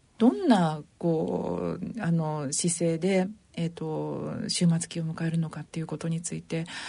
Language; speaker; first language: Japanese; native; Japanese